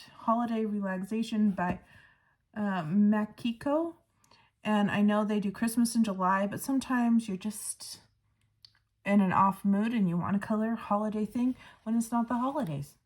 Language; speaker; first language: English; native; English